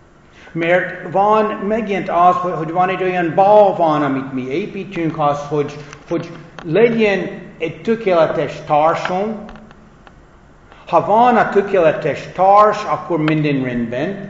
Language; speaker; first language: Hungarian; non-native, fluent; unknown